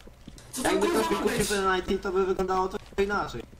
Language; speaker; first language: Polish; native; Polish